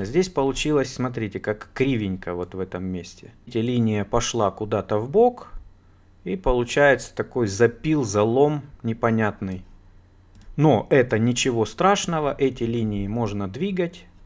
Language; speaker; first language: Russian; native; Russian